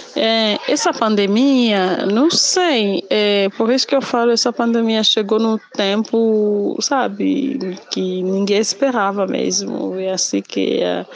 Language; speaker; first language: Portuguese; non-native, fluent; Lingala